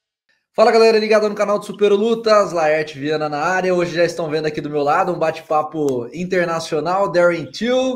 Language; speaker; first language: Portuguese; native; Portuguese